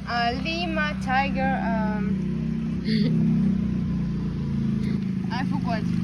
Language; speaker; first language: English; non-native, learner; Russian